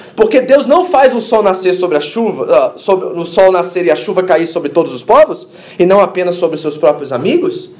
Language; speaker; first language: Portuguese; native; Portuguese